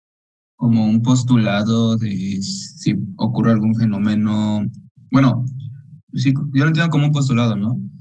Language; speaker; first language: Spanish; native; Spanish